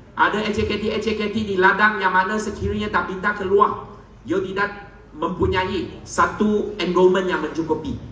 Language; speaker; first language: Malay; non-native, local second language; Chinese